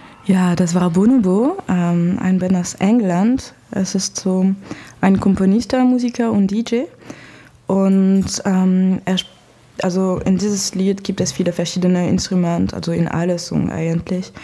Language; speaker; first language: German; non-native, fluent; French